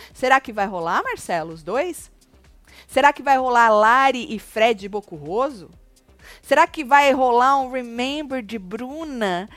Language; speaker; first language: Portuguese; native; Portuguese